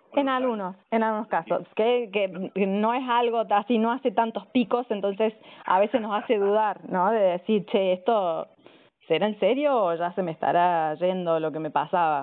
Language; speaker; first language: Spanish; native; Spanish